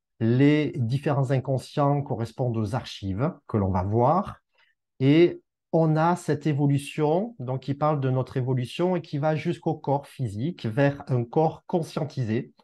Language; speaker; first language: French; native; French